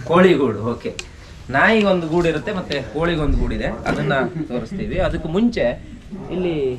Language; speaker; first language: Kannada; native; Kannada